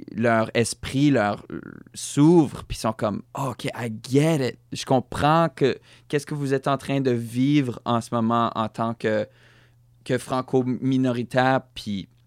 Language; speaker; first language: French; native; French